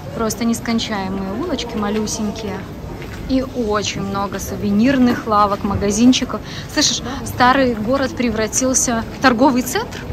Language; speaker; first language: Russian; non-native, local second language; Belarusian